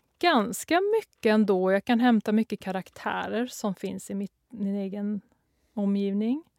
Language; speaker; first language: Swedish; native; Swedish